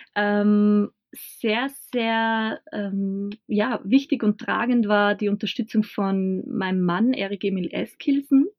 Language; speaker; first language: German; native; German